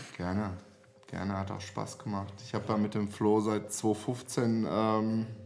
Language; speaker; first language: German; non-native, fluent; Serbian